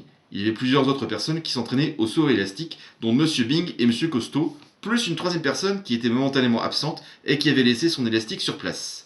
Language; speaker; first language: French; native; French